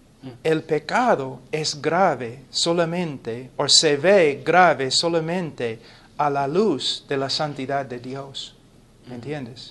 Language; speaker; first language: Spanish; non-native, fluent; English